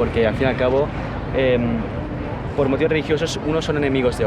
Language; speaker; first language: Spanish; native; Spanish